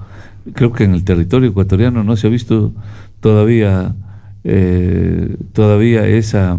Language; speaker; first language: Spanish; native; Spanish